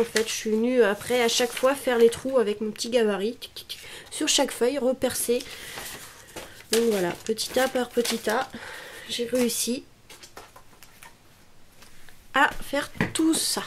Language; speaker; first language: French; native; French